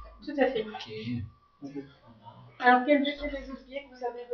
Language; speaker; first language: French; native; French